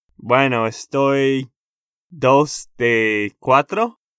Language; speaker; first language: Spanish; non-native, fluent; English